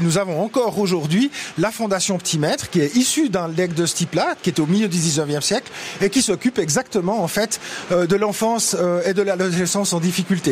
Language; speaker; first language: French; native; French